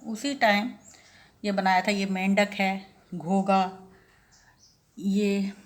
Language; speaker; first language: Hindi; non-native, local second language; Kannada